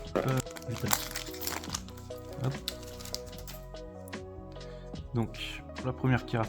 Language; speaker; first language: French; native; French